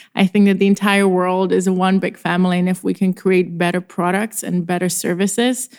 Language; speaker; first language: English; non-native, fluent; Czech